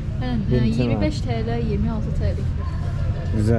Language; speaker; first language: Turkish; non-native, fluent; Persian